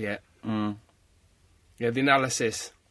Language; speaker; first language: English; native; English